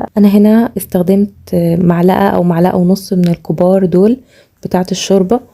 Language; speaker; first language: Arabic; native; Arabic